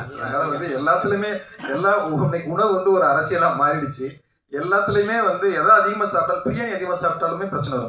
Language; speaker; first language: Tamil; native; Tamil